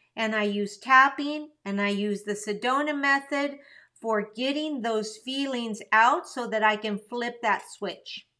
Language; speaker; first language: English; early bilingual, other home language; Spanish